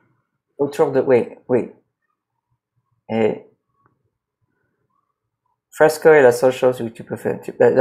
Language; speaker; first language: French; non-native, learner; English